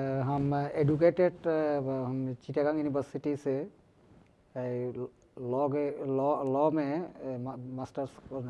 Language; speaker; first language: Hindi; non-native, learner; Bangla